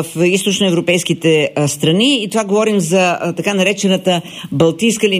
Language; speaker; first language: Bulgarian; native; Bulgarian